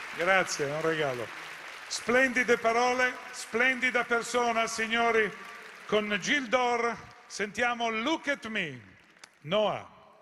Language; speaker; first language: Italian; native; Italian